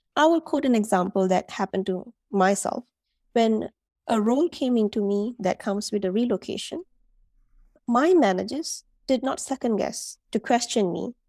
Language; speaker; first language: English; non-native, local second language; Tamil